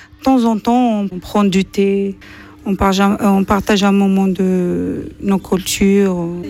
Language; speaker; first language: French; non-native, learner; Arabic